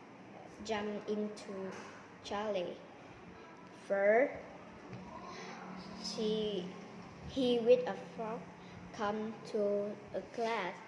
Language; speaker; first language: English; non-native, learner; Vietnamese